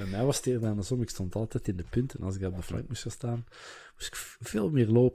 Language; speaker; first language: Dutch; native; Dutch